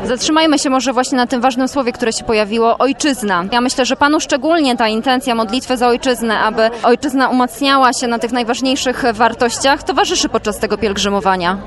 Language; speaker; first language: Polish; native; Polish